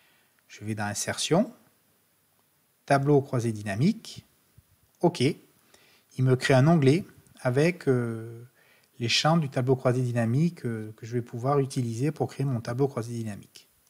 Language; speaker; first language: French; native; French